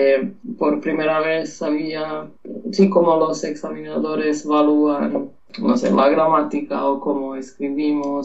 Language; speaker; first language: Spanish; non-native, fluent; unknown